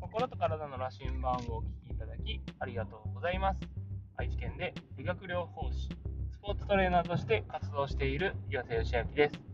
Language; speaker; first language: Japanese; native; Japanese